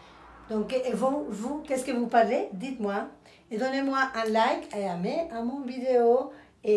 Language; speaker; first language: French; non-native, fluent; Spanish